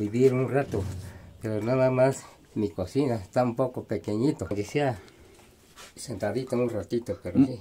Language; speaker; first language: Spanish; non-native, local second language; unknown